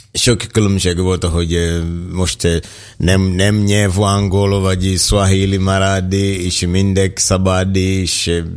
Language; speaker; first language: Hungarian; non-native, learner; Swahili